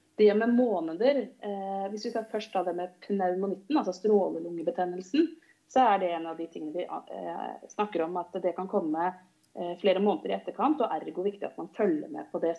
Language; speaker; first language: Norwegian; native; Norwegian